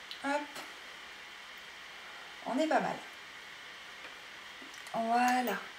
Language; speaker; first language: French; native; French